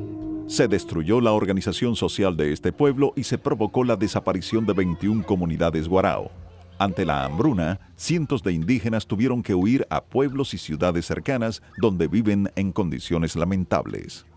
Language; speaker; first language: Spanish; native; Spanish